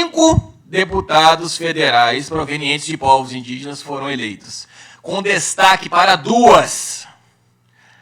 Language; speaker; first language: Portuguese; native; Portuguese